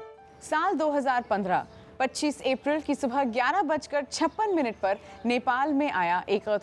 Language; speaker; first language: Hindi; native; Hindi